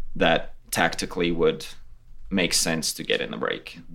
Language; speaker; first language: English; non-native, fluent; Latvian